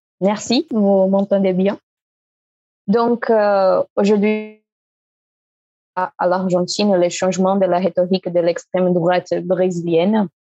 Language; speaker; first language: French; non-native, fluent; Portuguese